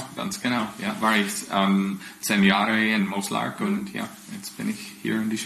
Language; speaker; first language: German; non-native, fluent; English